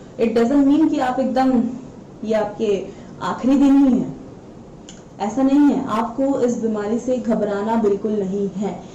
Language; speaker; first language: Hindi; non-native, local second language; Malayalam